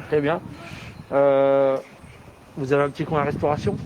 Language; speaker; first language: French; native; French